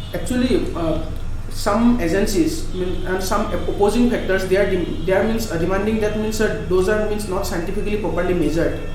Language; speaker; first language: English; non-native, local second language; Assamese